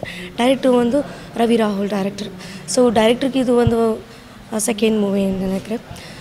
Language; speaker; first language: Tamil; non-native, local second language; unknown